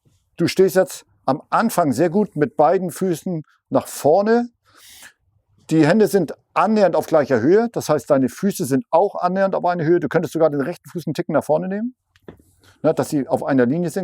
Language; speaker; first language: German; native; German